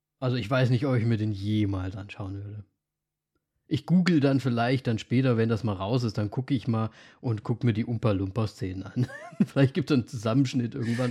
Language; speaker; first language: German; native; German